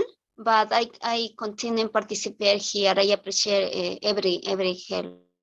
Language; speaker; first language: English; non-native, learner; Spanish